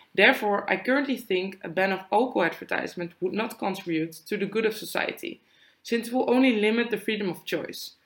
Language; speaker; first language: English; non-native, fluent; Dutch